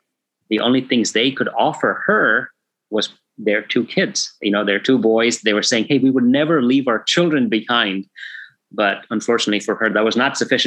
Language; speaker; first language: English; non-native, local second language; Tamil